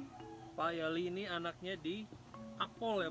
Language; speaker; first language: Indonesian; native; Indonesian